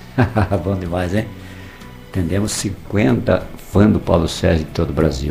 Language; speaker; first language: Portuguese; native; Portuguese